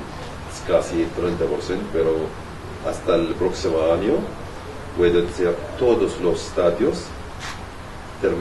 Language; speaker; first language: Spanish; non-native, learner; Arabic